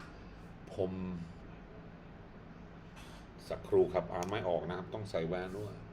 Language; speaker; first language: Thai; non-native, fluent; Swedish